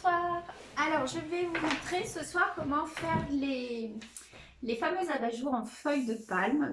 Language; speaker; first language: French; native; French